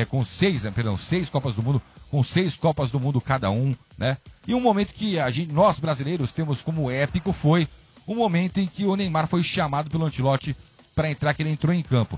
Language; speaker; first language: Portuguese; native; Portuguese